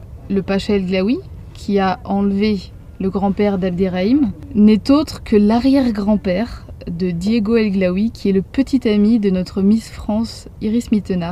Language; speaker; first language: French; native; French